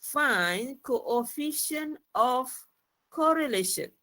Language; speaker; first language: English; non-native, local second language; Malay